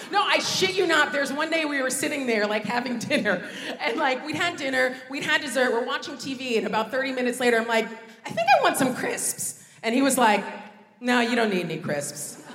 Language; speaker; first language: English; native; English